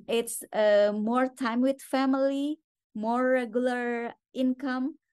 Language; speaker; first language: English; non-native, fluent; Indonesian